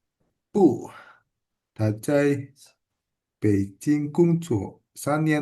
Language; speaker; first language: Chinese; non-native, learner; Indonesian